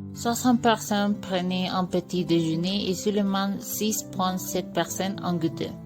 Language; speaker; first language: French; non-native, learner; Spanish